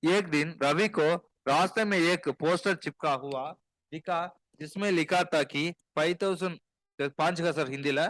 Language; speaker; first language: Hindi; non-native, local second language; Tamil